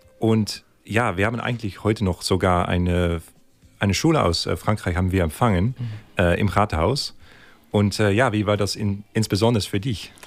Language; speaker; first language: German; native; German